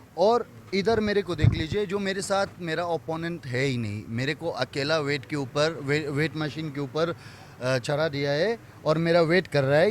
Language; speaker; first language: Hindi; non-native, fluent; Persian